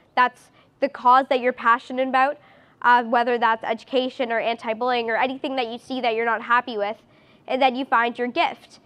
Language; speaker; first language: English; native; English